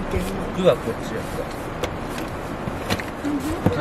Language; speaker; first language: Japanese; early bilingual, other home language; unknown